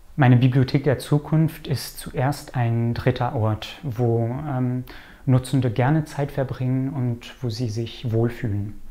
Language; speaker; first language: German; non-native, fluent; French